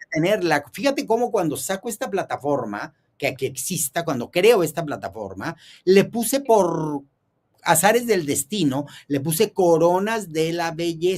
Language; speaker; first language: Spanish; native; Spanish